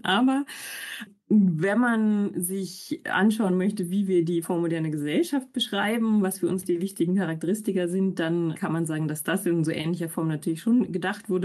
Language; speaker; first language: German; native; German